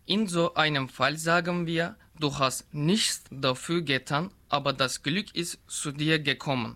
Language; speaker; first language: German; non-native, learner; Turkish